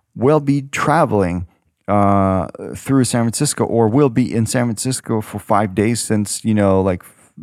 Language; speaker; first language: English; non-native, fluent; Ukrainian